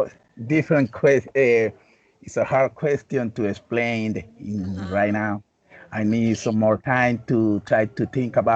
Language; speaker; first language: English; non-native, learner; Spanish